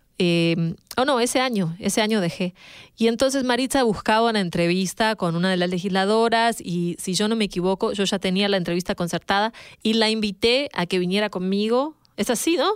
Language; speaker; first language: Spanish; native; Spanish